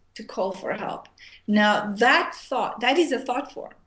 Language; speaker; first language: English; non-native, fluent; Armenian